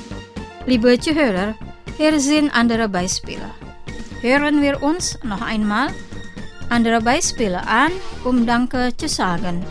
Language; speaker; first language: German; non-native, fluent; Indonesian